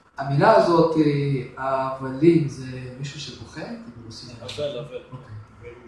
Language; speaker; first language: Hebrew; non-native, fluent; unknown